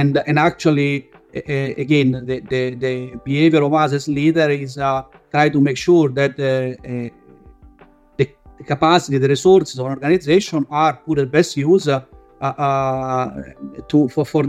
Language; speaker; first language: English; non-native, fluent; Italian